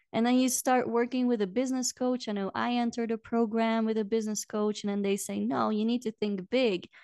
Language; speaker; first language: English; non-native, fluent; Dutch